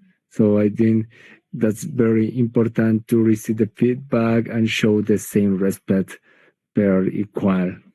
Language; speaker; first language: English; non-native, learner; Spanish